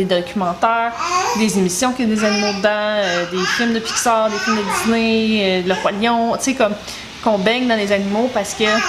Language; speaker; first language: French; native; French